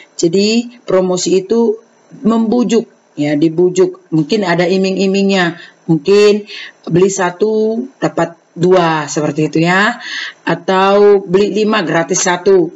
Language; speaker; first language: Indonesian; native; Indonesian